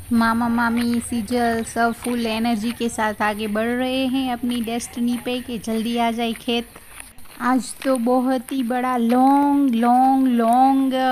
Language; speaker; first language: Hindi; non-native, local second language; Gujarati